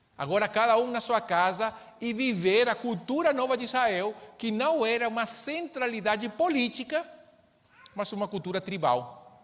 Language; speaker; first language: Portuguese; non-native, fluent; Spanish